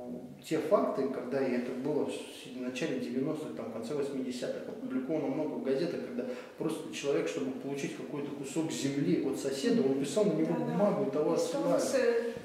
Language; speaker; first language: Russian; native; Russian